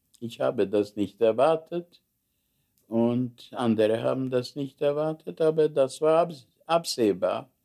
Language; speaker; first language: German; non-native, fluent; Hungarian